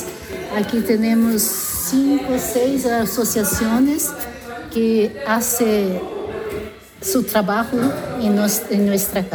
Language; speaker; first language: Spanish; non-native, learner; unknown